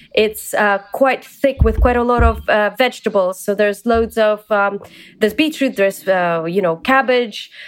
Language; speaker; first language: English; early bilingual, other home language; Ukrainian